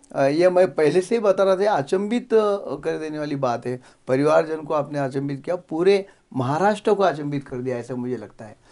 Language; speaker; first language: Hindi; non-native, local second language; Marathi